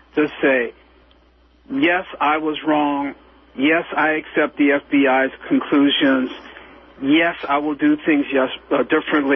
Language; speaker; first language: English; native; English